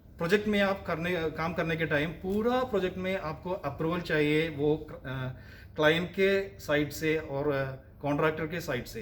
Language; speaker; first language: Hindi; non-native, local second language; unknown